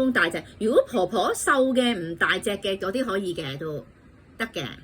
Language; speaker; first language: Cantonese; native; Cantonese